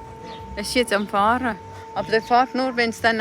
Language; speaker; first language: German; non-native, learner; Cebuano